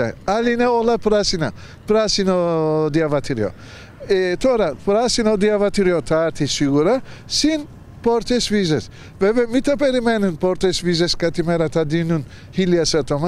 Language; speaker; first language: Greek; non-native, learner; Turkish